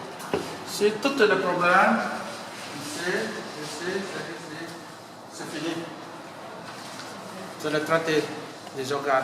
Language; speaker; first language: French; non-native, learner; Vietnamese